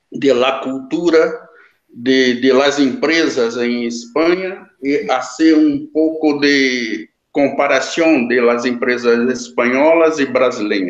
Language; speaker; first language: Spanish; non-native, learner; Portuguese